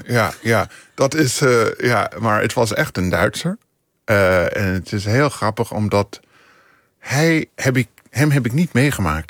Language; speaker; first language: Dutch; non-native, fluent; English